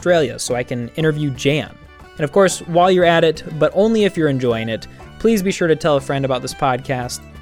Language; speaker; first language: English; native; English